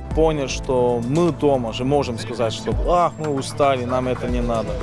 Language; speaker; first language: Russian; non-native, learner; Estonian